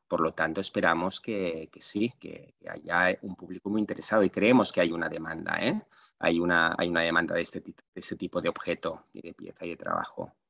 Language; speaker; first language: Spanish; non-native, local second language; Catalan